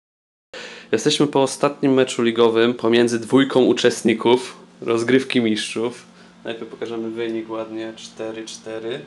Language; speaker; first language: Polish; native; Polish